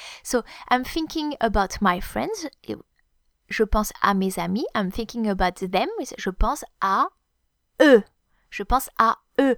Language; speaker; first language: French; native; French